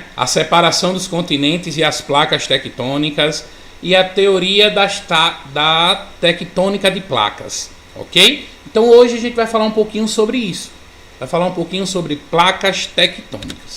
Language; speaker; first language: Portuguese; native; Portuguese